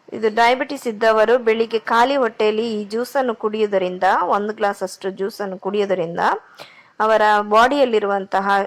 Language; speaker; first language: Kannada; non-native, local second language; Konkani